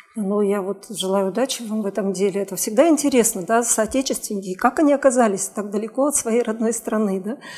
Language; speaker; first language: Russian; native; Russian